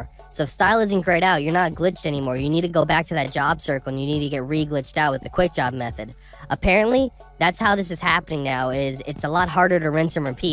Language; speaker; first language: English; native; English